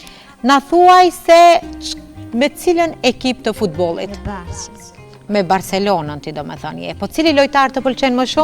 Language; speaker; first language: Albanian; native; Albanian